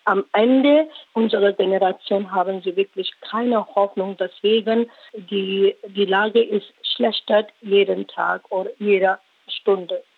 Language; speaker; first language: German; non-native, learner; Rohingya